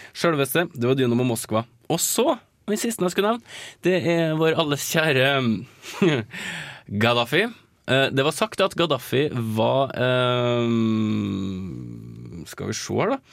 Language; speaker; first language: Norwegian; native; Norwegian